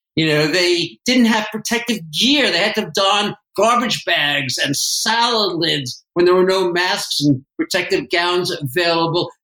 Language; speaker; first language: English; native; English